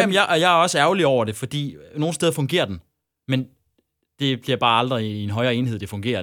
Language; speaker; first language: Danish; native; Danish